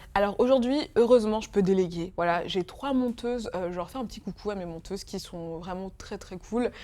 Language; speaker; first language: French; early bilingual, other home language; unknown